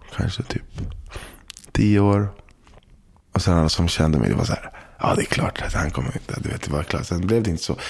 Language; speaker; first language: Swedish; early bilingual, other home language; Spanish